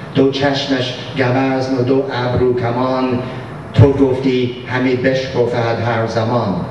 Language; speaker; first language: Persian; non-native, fluent; English